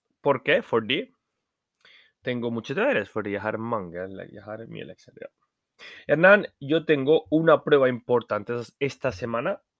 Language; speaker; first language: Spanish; non-native, fluent; Norwegian